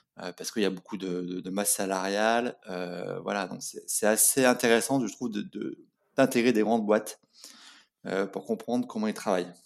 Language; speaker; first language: French; native; French